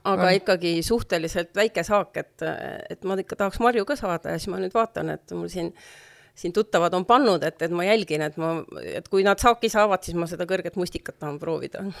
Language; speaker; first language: Estonian; native; Estonian